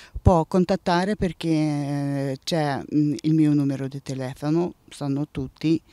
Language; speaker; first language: Italian; non-native, learner; Ukrainian